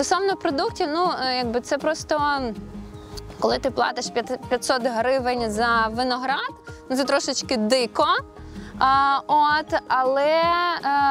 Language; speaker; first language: Ukrainian; native; Ukrainian